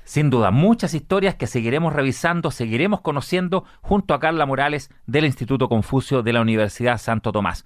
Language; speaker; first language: Spanish; native; Spanish